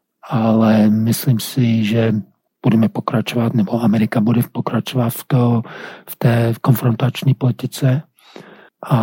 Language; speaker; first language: Czech; non-native, fluent; English